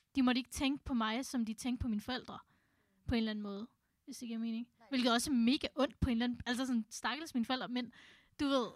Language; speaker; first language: Danish; early bilingual, other home language; Urdu